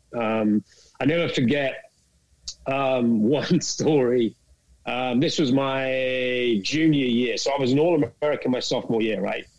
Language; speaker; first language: English; native; English